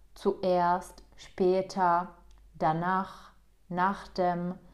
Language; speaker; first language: German; non-native, fluent; Czech